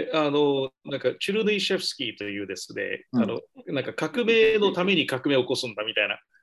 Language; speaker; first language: Japanese; native; Japanese